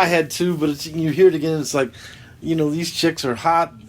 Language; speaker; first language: English; native; English